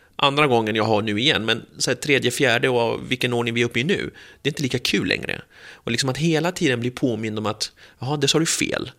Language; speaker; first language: Swedish; early bilingual, other home language; Spanish